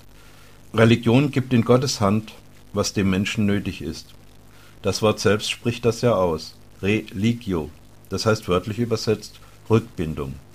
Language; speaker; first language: German; native; German